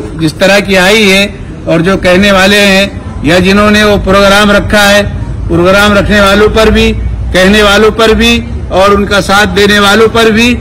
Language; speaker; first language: Urdu; native; Urdu